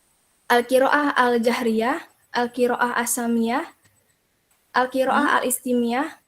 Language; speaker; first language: Arabic; non-native, learner; Indonesian